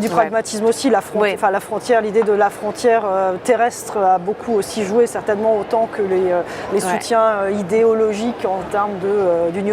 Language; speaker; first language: French; native; French